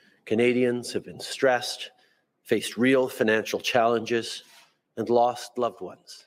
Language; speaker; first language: English; early bilingual, other home language; French